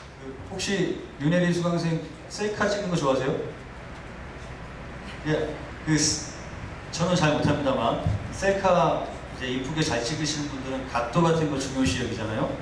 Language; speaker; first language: Korean; native; Korean